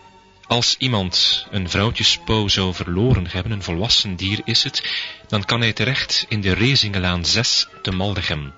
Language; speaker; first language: Dutch; native; Dutch